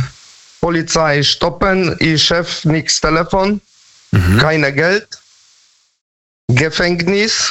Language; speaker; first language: German; non-native, learner; Polish